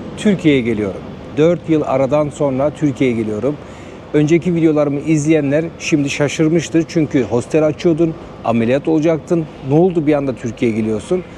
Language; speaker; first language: Turkish; native; Turkish